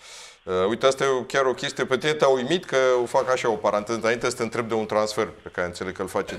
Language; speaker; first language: Romanian; native; Romanian